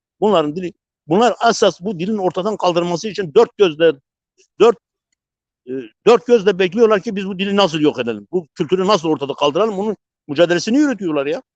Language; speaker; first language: Turkish; non-native, local second language; Zaza